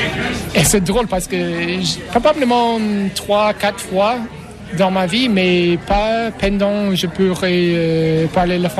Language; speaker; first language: French; non-native, learner; English